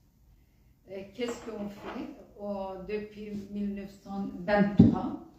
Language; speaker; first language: French; non-native, fluent; Kurdish